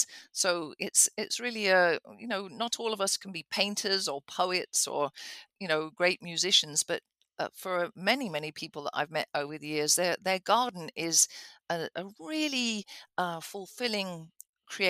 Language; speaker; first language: English; native; English